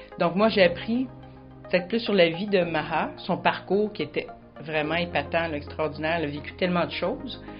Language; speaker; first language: French; native; French